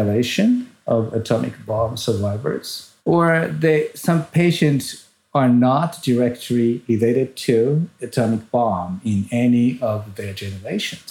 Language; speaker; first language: English; non-native, fluent; Japanese